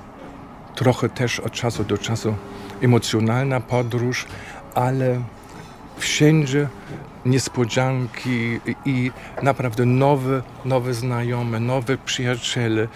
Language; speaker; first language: Polish; non-native, fluent; German